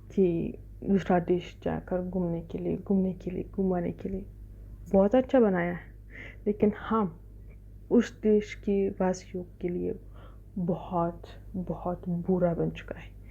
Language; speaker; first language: Hindi; non-native, fluent; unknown